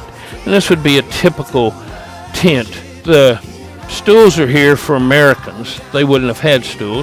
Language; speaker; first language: English; native; English